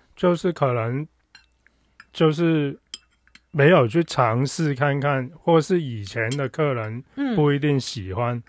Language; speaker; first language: Chinese; non-native, local second language; Cantonese